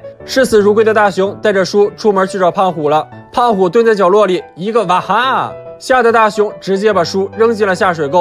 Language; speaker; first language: Chinese; native; Chinese